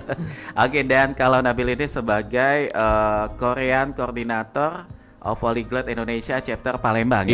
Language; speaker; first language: Indonesian; native; Indonesian